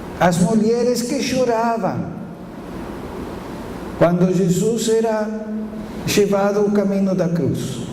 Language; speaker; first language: Portuguese; non-native, fluent; Spanish